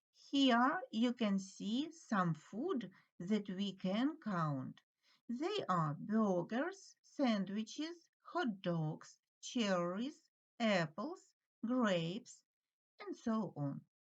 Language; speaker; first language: English; non-native, fluent; Ukrainian